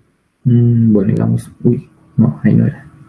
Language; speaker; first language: Spanish; native; Spanish